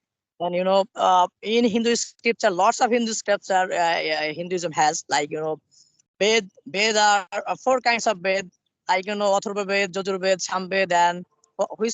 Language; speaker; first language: English; non-native, learner; Bangla